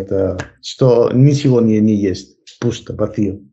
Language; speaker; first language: Russian; non-native, learner; Spanish